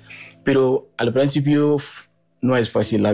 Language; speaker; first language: Spanish; non-native, learner; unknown